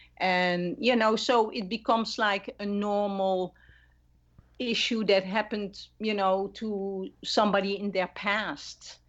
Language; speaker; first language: English; non-native, fluent; Dutch